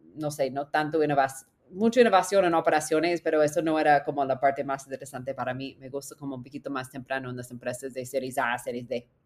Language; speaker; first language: Spanish; non-native, fluent; English